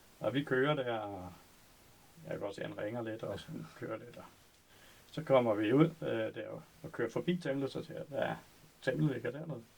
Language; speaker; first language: Danish; native; Danish